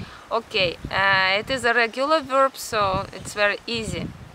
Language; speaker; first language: English; non-native, fluent; Russian